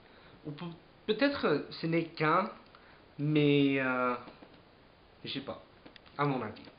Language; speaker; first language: French; non-native, fluent; English